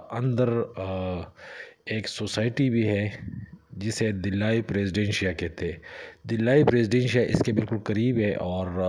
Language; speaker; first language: Urdu; non-native, local second language; Punjabi